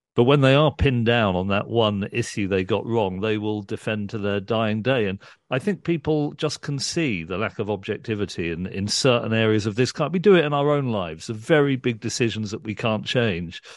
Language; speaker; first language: English; early bilingual, other home language; Urdu